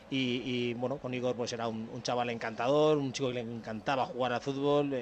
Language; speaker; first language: Spanish; native; Spanish